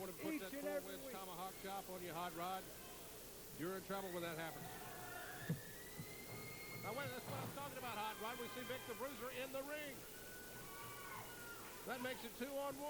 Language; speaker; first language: English; native; English